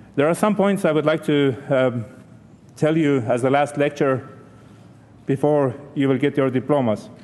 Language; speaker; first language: English; non-native, fluent; Estonian